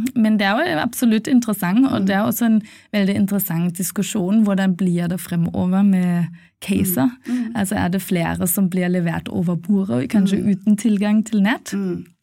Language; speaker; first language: Norwegian; non-native, fluent; German